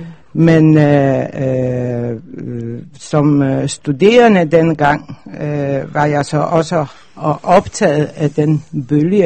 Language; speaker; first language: Danish; non-native, fluent; Polish